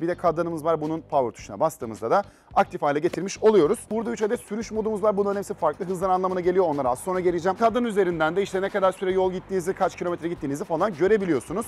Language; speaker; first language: Turkish; native; Turkish